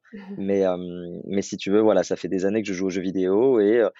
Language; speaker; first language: French; native; French